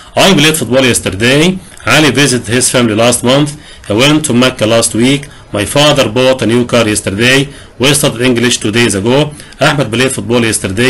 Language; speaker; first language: English; non-native, fluent; Arabic